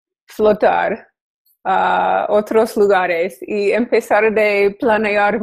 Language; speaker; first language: Spanish; non-native, learner; English